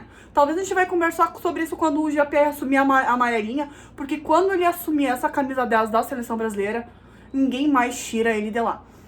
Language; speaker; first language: Portuguese; native; Portuguese